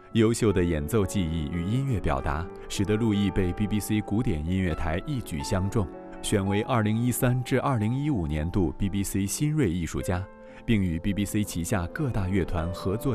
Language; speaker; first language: Chinese; native; Chinese